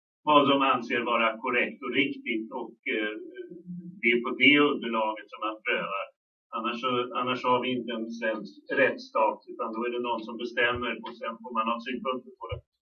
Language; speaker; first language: Swedish; native; Swedish